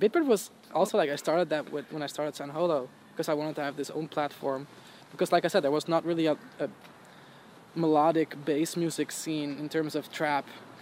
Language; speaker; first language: English; non-native, fluent; Dutch